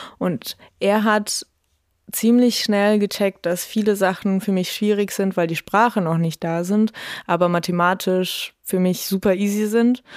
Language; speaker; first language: German; early bilingual, other home language; Russian